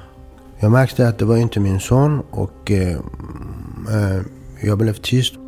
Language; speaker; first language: Swedish; non-native, fluent; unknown